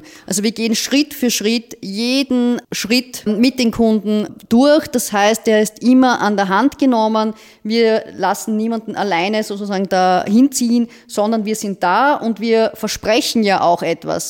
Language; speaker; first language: German; native; German